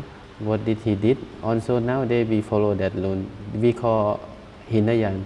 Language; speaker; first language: English; non-native, learner; Thai